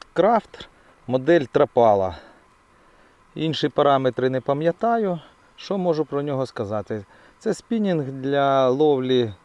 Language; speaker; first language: Ukrainian; native; Ukrainian